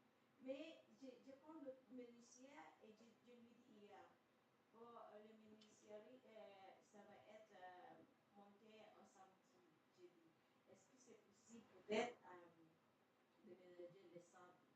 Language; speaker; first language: French; non-native, fluent; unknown